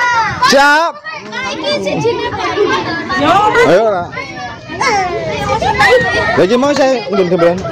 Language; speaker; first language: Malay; non-native, local second language; Javanese